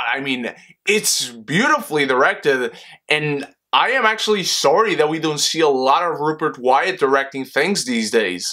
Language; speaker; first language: English; non-native, fluent; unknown